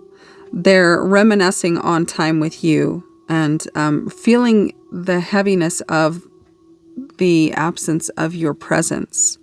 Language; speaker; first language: English; native; English